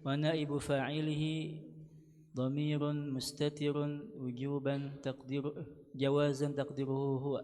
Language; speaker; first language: Arabic; non-native, learner; Indonesian